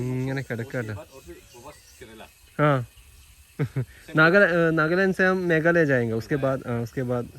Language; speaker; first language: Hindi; non-native, local second language; Malayalam